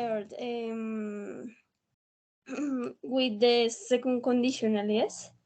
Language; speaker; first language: English; non-native, learner; Spanish